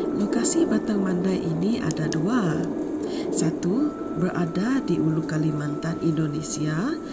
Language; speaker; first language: Malay; non-native, local second language; Iban